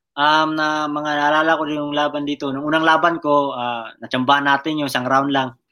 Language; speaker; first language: Filipino; non-native, local second language; Cebuano